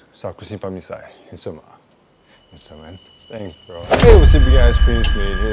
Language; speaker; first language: English; non-native, local second language; Malay